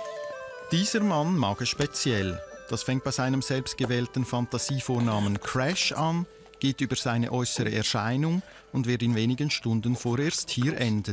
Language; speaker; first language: German; native; German